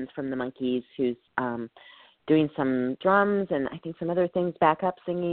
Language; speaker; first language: English; native; English